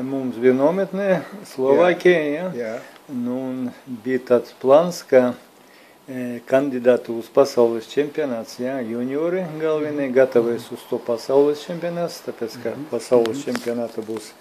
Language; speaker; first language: Latvian; non-native, local second language; Russian